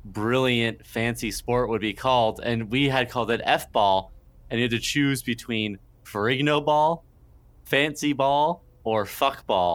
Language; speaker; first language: English; native; English